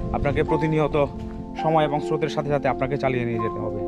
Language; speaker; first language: Bangla; native; Bangla